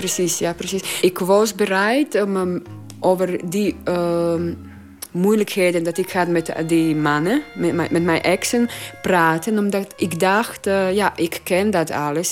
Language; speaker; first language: Dutch; non-native, learner; Croatian